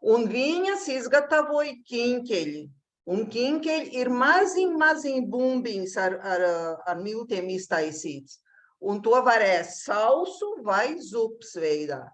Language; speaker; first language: Latvian; early bilingual, heritage; Latvian